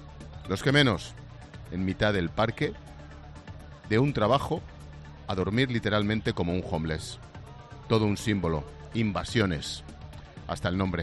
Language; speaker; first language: Spanish; native; Spanish